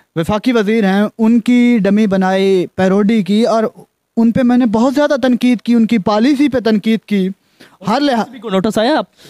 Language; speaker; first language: Urdu; non-native, local second language; Punjabi